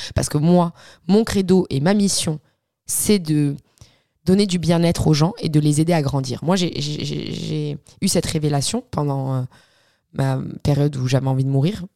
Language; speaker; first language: French; early bilingual, other home language; Arabic